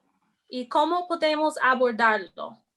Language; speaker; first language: Spanish; non-native, fluent; English